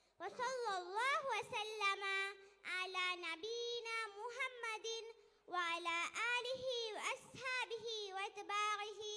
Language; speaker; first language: Arabic; non-native, learner; Bangla